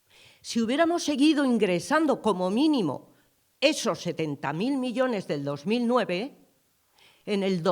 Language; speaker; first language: Spanish; native; Spanish